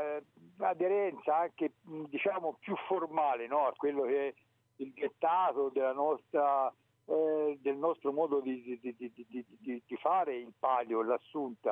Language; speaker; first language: Italian; native; Italian